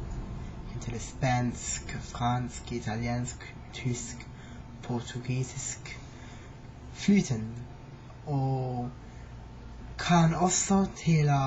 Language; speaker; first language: Danish; non-native, learner; English